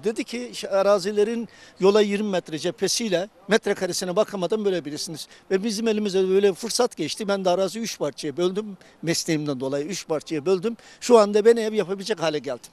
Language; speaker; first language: Turkish; native; Turkish